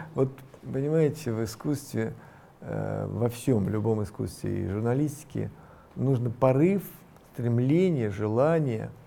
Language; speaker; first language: Russian; native; Russian